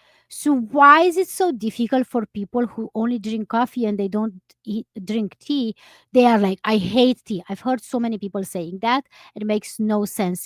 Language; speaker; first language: English; non-native, fluent; Romanian